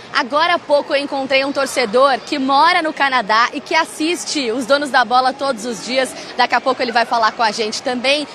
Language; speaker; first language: Portuguese; native; Portuguese